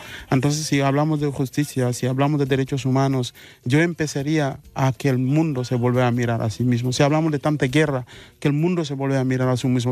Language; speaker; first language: Spanish; non-native, fluent; Mandingo